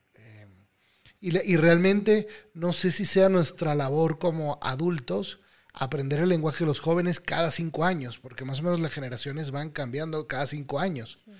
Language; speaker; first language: Spanish; native; Spanish